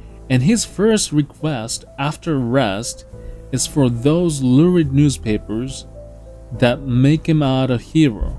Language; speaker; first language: English; non-native, fluent; Japanese